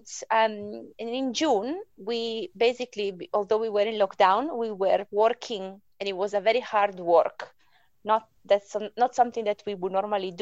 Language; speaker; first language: English; non-native, fluent; Italian